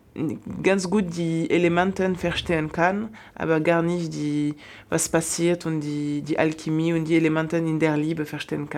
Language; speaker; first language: German; non-native, fluent; French